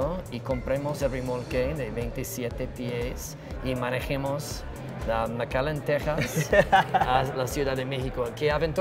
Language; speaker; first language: Spanish; non-native, fluent; English